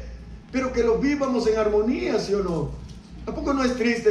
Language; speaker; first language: Spanish; native; Spanish